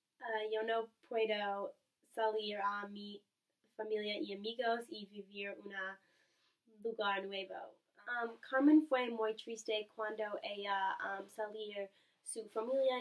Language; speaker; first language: Spanish; non-native, learner; English